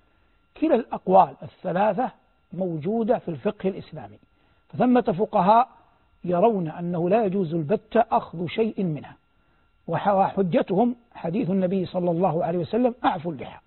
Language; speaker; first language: Arabic; native; Arabic